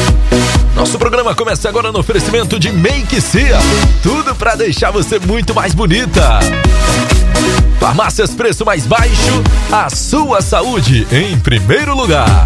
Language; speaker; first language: Portuguese; native; Portuguese